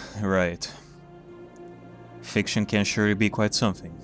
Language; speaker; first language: English; native; English